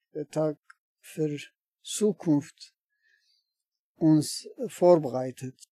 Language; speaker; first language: German; non-native, learner; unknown